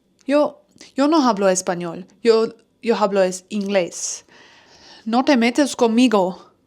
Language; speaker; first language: Spanish; non-native, learner; Turkish